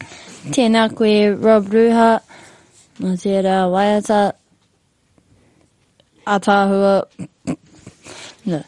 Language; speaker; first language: Māori; non-native, local second language; English